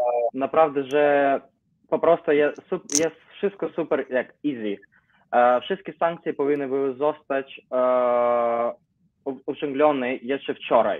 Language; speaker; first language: Polish; non-native, learner; Ukrainian